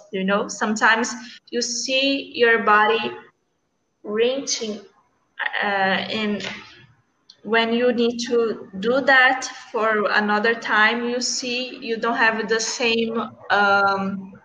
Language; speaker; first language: English; non-native, learner; Portuguese